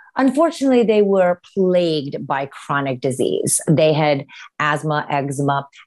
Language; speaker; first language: English; early bilingual, other home language; Romanian